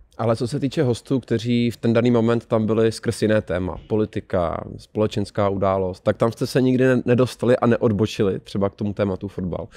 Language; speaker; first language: Czech; native; Czech